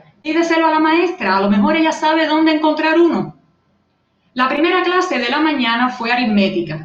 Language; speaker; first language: Spanish; native; Spanish